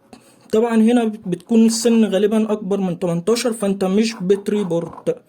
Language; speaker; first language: Arabic; native; Arabic